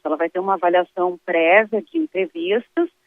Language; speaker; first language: Portuguese; native; Portuguese